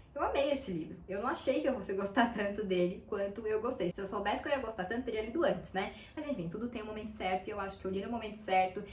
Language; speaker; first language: Portuguese; native; Portuguese